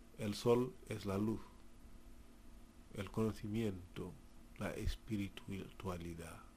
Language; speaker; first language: Spanish; non-native, fluent; Wolof